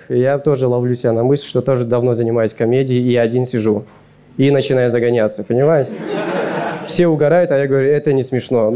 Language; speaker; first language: Russian; native; Russian